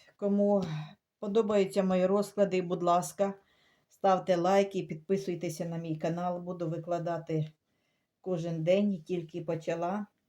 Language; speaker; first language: Ukrainian; native; Ukrainian